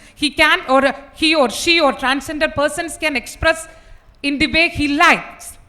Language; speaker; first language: English; non-native, local second language; Malayalam